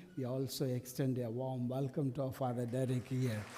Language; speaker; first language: English; non-native, local second language; Tamil